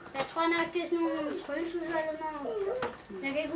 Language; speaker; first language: Danish; non-native, learner; Filipino